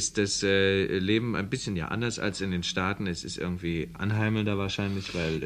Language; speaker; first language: German; native; German